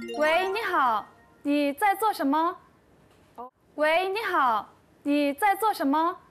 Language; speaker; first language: Chinese; non-native, fluent; Korean